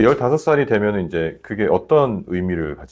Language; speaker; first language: Korean; native; Korean